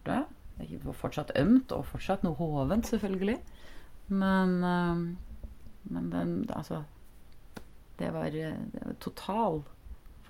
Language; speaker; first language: Norwegian; native; Norwegian